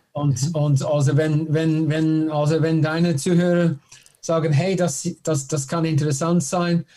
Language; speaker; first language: German; non-native, fluent; English